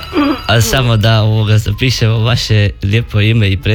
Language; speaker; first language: Serbian; native; Serbian